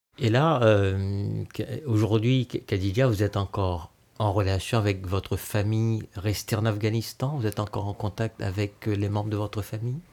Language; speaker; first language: French; native; French